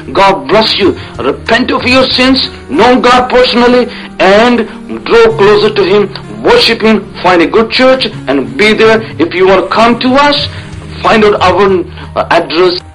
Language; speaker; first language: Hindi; non-native, local second language; Punjabi